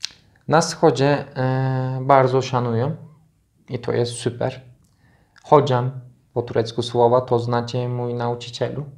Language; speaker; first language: Polish; non-native, learner; Turkish